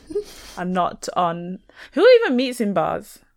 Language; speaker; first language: English; native; English